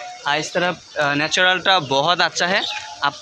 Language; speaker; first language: Hindi; non-native, learner; Bangla